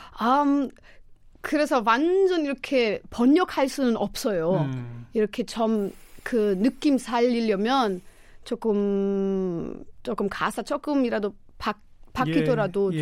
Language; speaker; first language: Korean; non-native, fluent; German